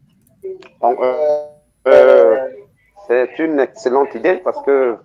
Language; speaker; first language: French; non-native, local second language; Fang